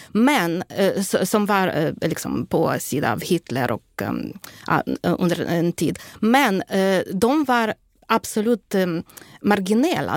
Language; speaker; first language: Swedish; non-native, fluent; Ukrainian